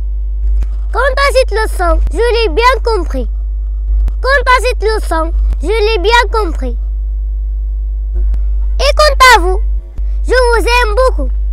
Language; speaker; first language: French; non-native, local second language; Arabic